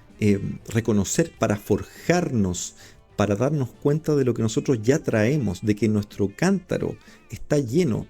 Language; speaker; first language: Spanish; native; Spanish